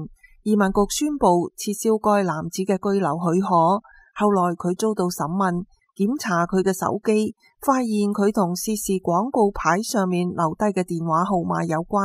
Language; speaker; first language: Chinese; non-native, local second language; Cantonese